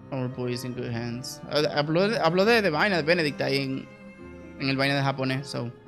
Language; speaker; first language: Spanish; native; Spanish